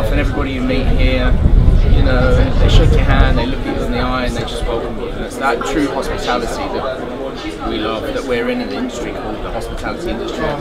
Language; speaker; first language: English; native; English